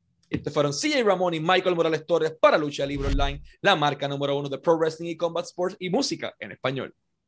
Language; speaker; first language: Spanish; native; Spanish